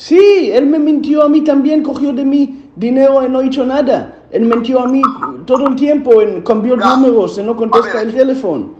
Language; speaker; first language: Spanish; non-native, learner; Hebrew